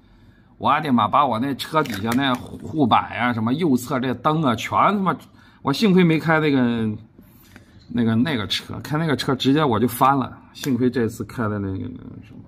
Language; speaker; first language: Chinese; native; Chinese